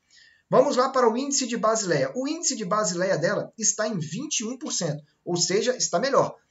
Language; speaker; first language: Portuguese; native; Portuguese